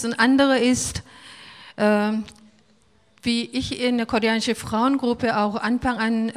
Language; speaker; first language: German; non-native, fluent; Korean